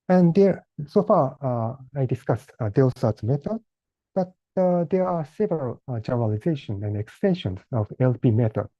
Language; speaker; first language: English; non-native, fluent; Japanese